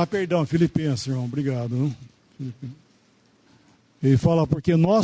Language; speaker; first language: Portuguese; native; Portuguese